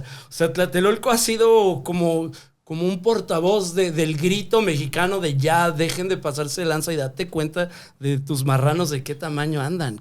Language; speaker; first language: Spanish; native; Spanish